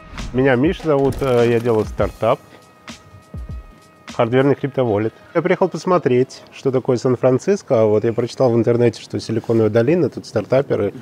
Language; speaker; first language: Russian; native; Russian